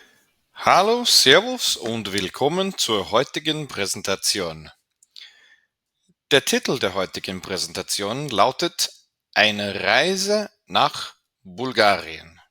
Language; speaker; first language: German; non-native, fluent; English